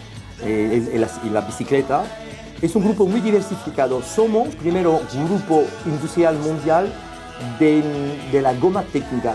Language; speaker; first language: Spanish; non-native, fluent; French